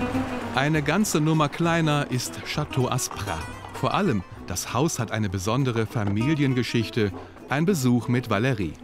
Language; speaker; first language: German; native; German